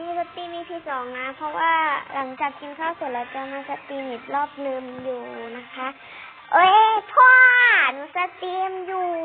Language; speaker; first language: Thai; native; Thai